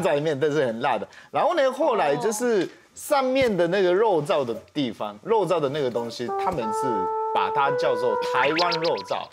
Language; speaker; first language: Chinese; non-native, fluent; Japanese